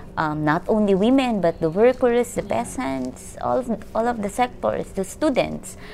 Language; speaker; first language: English; non-native, local second language; Filipino